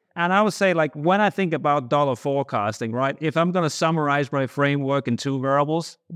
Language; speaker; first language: English; non-native, fluent; Danish